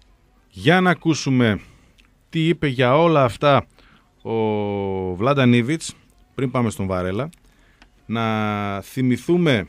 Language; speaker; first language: Greek; native; Greek